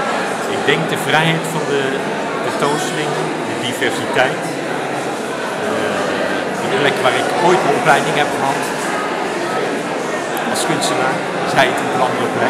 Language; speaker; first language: Dutch; non-native, fluent; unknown